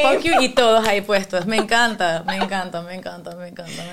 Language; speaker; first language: Spanish; early bilingual, heritage; Spanish